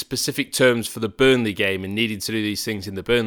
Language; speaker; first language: English; native; English